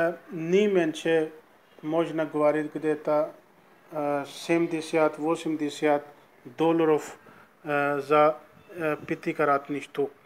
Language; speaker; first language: Russian; non-native, learner; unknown